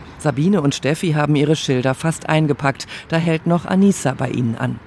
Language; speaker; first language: German; native; German